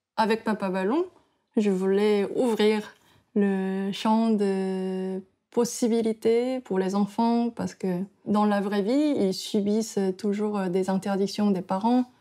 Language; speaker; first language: French; non-native, fluent; Korean